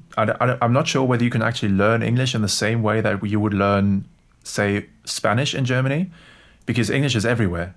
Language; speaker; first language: English; non-native, fluent; German